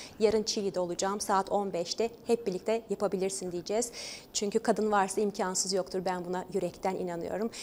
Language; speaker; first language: Turkish; native; Turkish